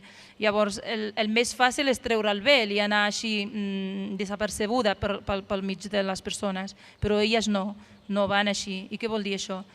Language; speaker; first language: Catalan; non-native, fluent; Arabic